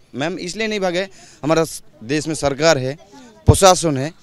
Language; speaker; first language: Hindi; non-native, local second language; Bangla